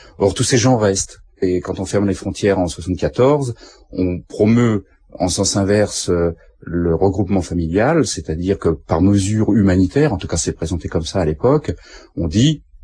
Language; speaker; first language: French; native; French